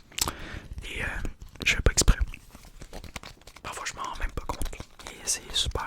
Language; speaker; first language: French; native; French